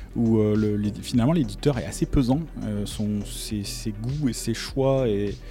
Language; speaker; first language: French; native; French